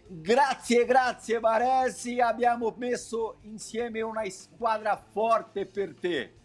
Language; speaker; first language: Italian; non-native, learner; Portuguese